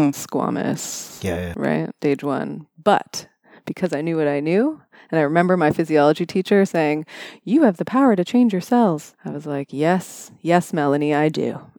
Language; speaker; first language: English; native; English